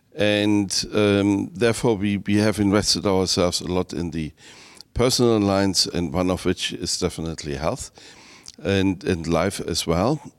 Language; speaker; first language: English; non-native, fluent; German